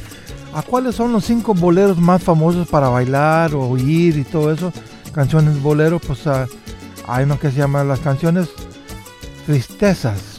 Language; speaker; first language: Spanish; early bilingual, heritage; Spanish